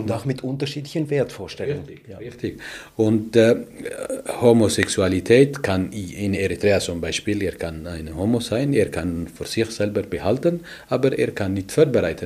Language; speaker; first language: German; non-native, learner; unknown